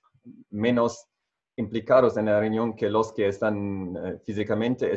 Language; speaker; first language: Spanish; non-native, fluent; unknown